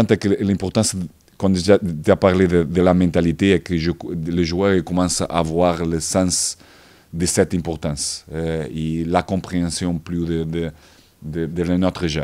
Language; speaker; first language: French; non-native, fluent; Portuguese